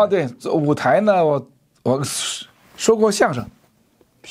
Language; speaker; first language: Chinese; native; Chinese